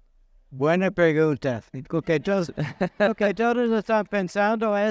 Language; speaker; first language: Spanish; non-native, fluent; English